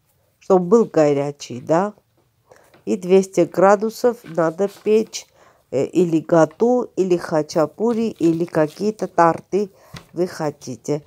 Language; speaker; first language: Russian; non-native, fluent; Armenian